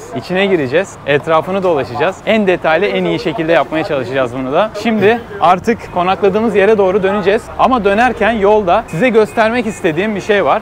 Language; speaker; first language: Turkish; native; Turkish